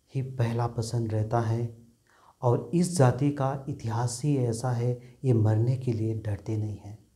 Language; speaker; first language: Hindi; non-native, local second language; Nepali